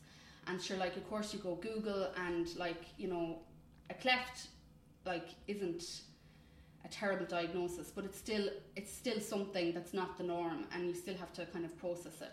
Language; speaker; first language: English; native; English